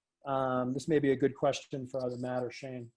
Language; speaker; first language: English; native; English